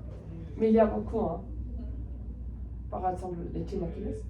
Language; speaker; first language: French; non-native, fluent; Spanish